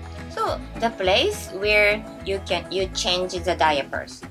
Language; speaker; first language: English; non-native, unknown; Japanese